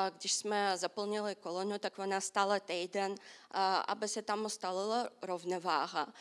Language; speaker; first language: Czech; non-native, fluent; Russian